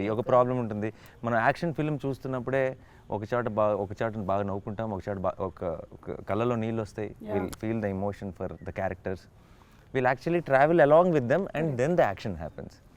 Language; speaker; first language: Telugu; native; Telugu